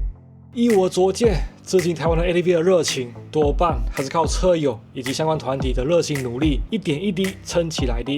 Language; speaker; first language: Chinese; native; Chinese